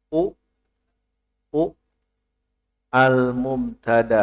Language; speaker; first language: Arabic; non-native, fluent; Sundanese